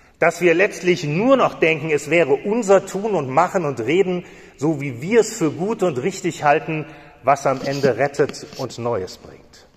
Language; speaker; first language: German; native; German